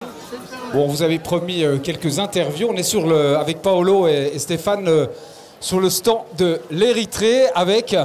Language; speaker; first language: French; native; French